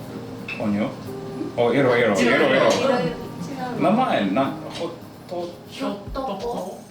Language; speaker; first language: Japanese; non-native, learner; English